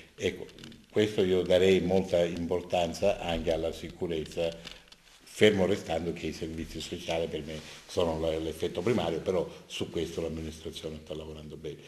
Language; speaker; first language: Italian; native; Italian